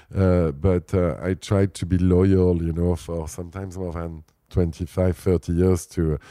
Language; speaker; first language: English; non-native, fluent; French